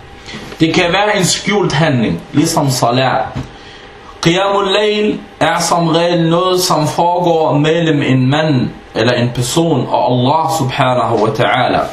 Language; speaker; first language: Danish; non-native, fluent; Arabic